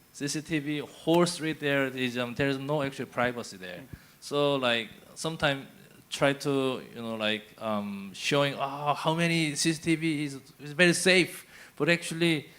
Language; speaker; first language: English; non-native, fluent; Korean